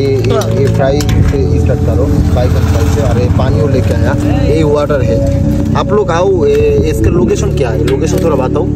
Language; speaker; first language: Hindi; non-native, learner; Bangla